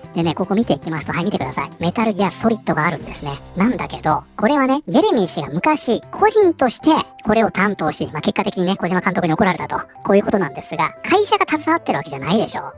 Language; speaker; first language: Japanese; native; Japanese